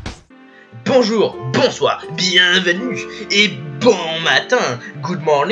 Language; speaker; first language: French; native; French